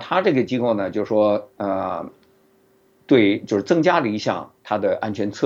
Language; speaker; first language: Chinese; native; Chinese